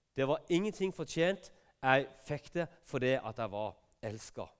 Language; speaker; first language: Norwegian; native; Norwegian